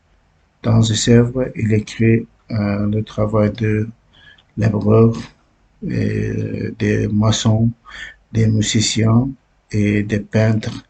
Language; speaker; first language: French; non-native, learner; Uzbek